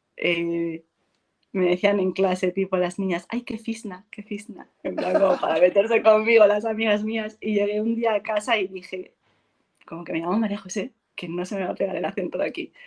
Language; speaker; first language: Spanish; native; Spanish